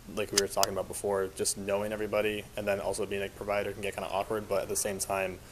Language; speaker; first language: English; native; English